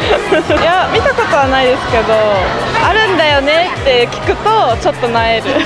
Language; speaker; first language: Japanese; native; Japanese